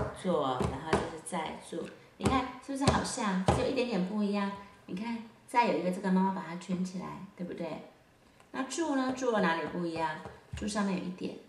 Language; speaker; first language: Chinese; native; Chinese